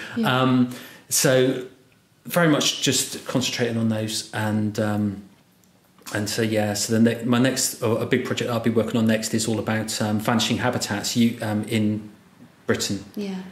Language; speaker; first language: English; native; English